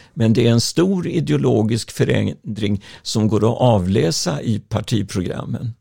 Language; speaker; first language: Swedish; native; Swedish